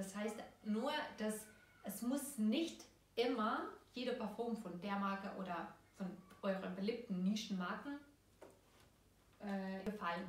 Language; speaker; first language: German; non-native, fluent; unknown